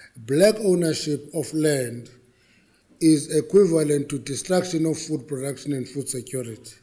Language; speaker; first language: English; non-native, local second language; Xhosa